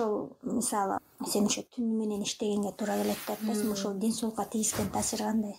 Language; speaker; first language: Kyrgyz; native; Kyrgyz